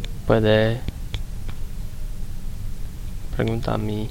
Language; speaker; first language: Spanish; non-native, learner; English